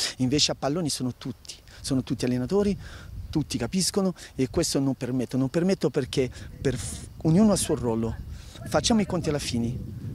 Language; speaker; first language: Italian; non-native, fluent; Portuguese